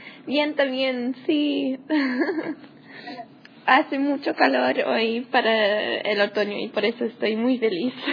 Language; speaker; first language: Spanish; non-native, learner; English